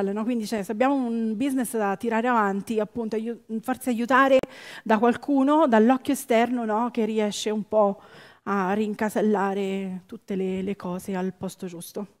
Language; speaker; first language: Italian; native; Italian